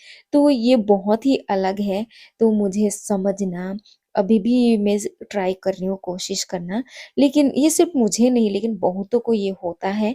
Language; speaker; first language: Hindi; non-native, local second language; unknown